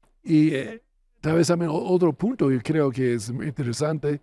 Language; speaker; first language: Spanish; non-native, fluent; English